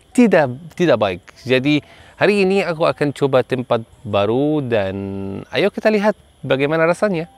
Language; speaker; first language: Indonesian; non-native, learner; Arabic